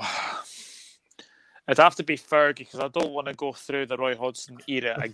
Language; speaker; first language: English; native; English